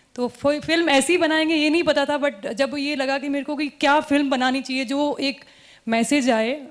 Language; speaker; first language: Hindi; native; Hindi